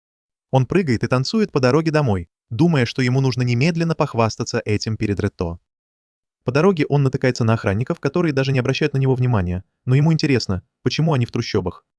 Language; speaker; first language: Russian; native; Russian